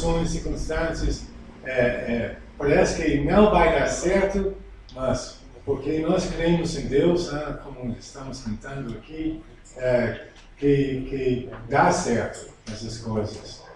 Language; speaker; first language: Portuguese; non-native, fluent; English